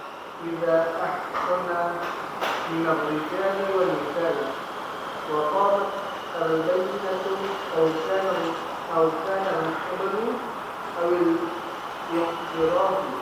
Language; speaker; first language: Arabic; non-native, learner; Indonesian